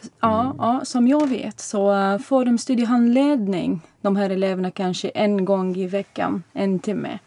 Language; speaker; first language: Swedish; non-native, fluent; Arabic